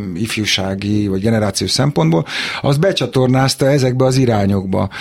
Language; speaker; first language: Hungarian; native; Hungarian